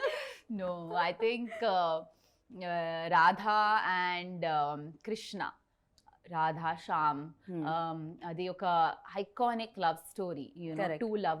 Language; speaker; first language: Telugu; non-native, learner; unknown